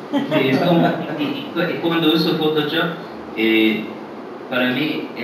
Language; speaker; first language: Spanish; early bilingual, heritage; English